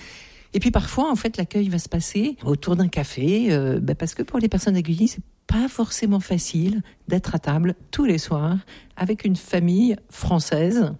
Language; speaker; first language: French; native; French